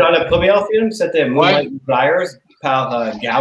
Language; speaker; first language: French; non-native, learner; English